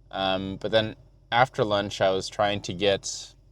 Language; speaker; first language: English; native; English